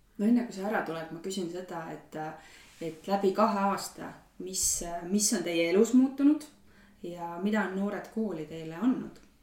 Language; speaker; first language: Estonian; native; Estonian